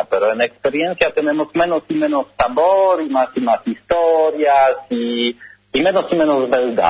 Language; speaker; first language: Spanish; non-native, learner; Polish